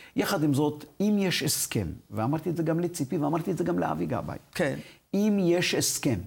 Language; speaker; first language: Hebrew; early bilingual, other home language; Arabic